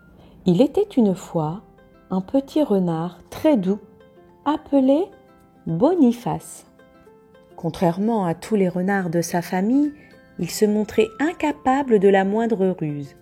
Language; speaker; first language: French; native; French